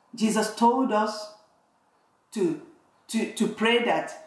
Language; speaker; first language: English; non-native, local second language; Igbo